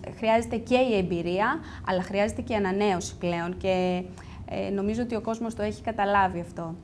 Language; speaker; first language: Greek; native; Greek